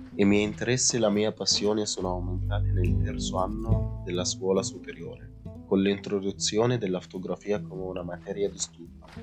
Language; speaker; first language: Italian; non-native, fluent; Arabic